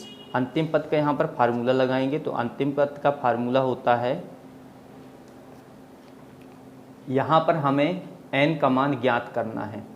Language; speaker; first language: Hindi; native; Hindi